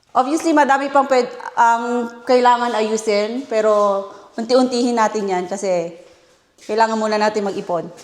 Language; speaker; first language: Filipino; native; Filipino